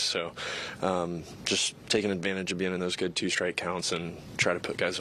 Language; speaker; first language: English; native; English